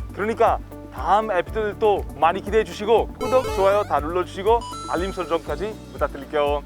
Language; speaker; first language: Korean; non-native, fluent; Italian